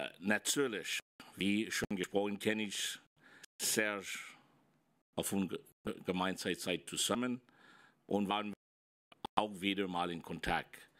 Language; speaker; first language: German; non-native, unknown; French